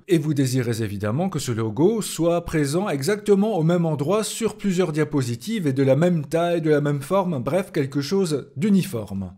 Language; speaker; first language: French; native; French